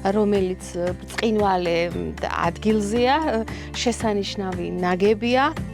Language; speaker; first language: Georgian; native; Georgian